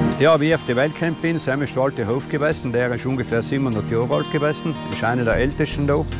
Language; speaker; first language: German; native; German